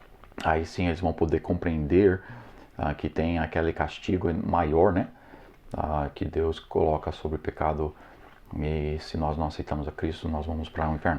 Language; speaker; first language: Portuguese; non-native, fluent; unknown